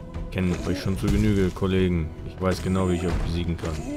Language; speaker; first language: German; native; German